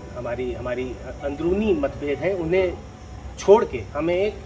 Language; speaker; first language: Hindi; native; Hindi